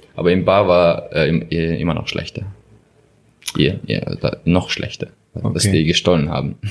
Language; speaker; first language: German; non-native, learner; Azerbaijani